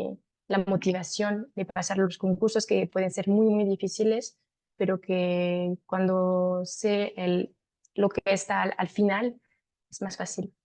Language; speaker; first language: Spanish; non-native, fluent; French